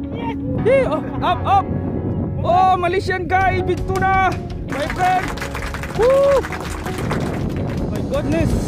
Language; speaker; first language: English; non-native, local second language; Filipino